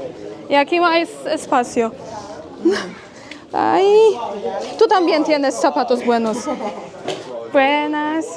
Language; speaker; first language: Spanish; non-native, fluent; Polish